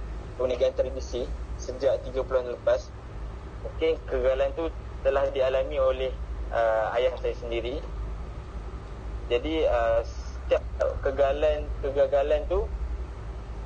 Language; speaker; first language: Malay; native; Malay